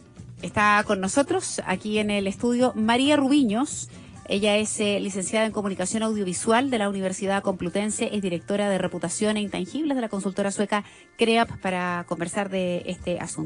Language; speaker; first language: Spanish; native; Spanish